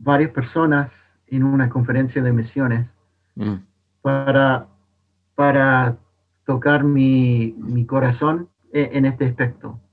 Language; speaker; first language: Spanish; non-native, fluent; English